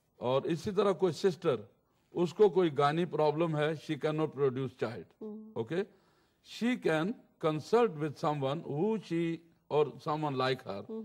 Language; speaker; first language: English; non-native, local second language; Urdu